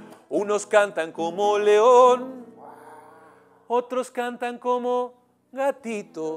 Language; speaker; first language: Spanish; native; Spanish